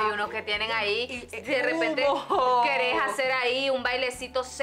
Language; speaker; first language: Spanish; native; Spanish